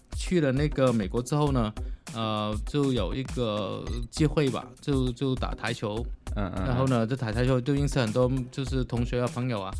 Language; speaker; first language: Chinese; non-native, fluent; Cantonese